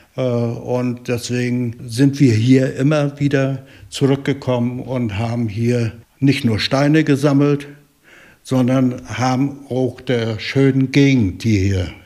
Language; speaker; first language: German; native; German